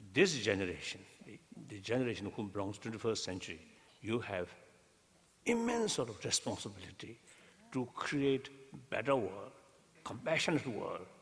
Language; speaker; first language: English; non-native, learner; Tibetan